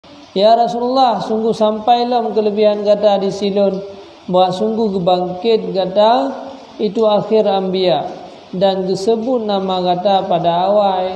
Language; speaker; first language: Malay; non-native, local second language; Achinese